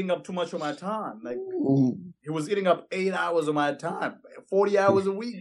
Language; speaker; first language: English; non-native, local second language; Kinyarwanda